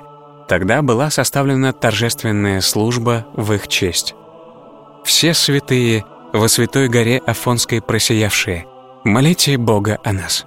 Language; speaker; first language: Russian; native; Russian